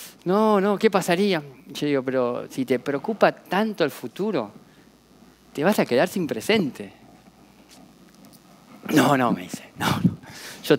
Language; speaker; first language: Spanish; native; Spanish